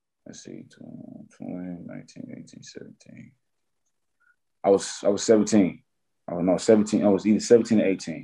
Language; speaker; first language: English; native; English